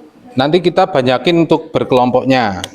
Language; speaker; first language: Indonesian; native; Indonesian